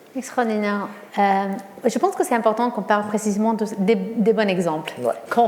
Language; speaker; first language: French; non-native, fluent; Catalan